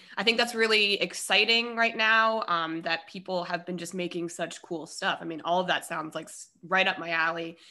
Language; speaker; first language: English; native; English